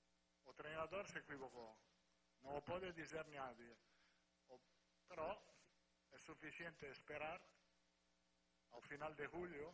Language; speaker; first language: Portuguese; non-native, fluent; Spanish